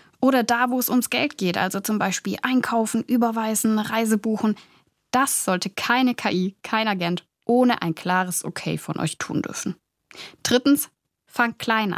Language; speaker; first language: German; native; German